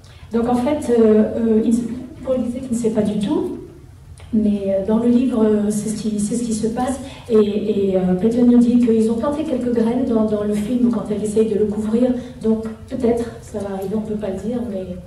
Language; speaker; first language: French; native; French